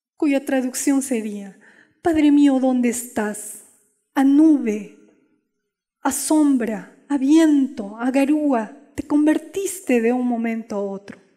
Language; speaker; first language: Spanish; non-native, local second language; Quechua